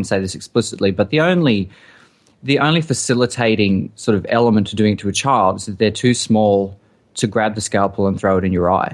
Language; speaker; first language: English; native; English